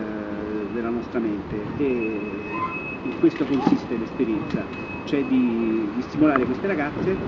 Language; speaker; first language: Italian; native; Italian